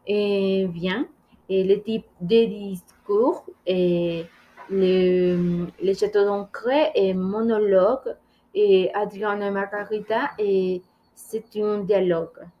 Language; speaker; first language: French; non-native, learner; Spanish